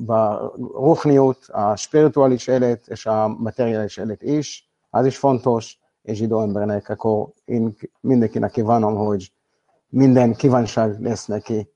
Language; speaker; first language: Hungarian; non-native, learner; Hebrew